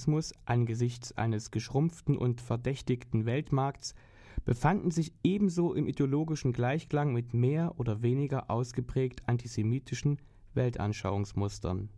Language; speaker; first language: German; native; German